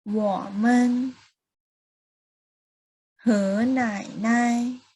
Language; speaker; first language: Chinese; non-native, fluent; Thai